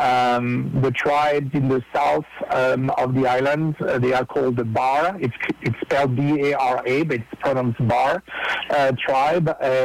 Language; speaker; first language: English; non-native, fluent; French